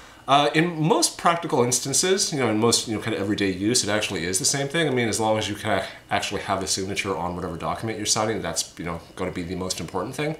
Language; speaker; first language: English; native; English